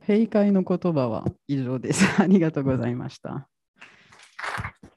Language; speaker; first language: Japanese; non-native, fluent; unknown